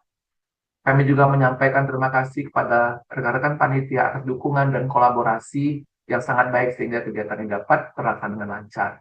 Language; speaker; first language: Indonesian; native; Indonesian